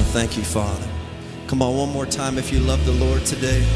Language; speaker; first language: English; native; English